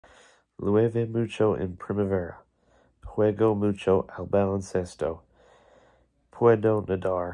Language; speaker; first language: Spanish; non-native, learner; English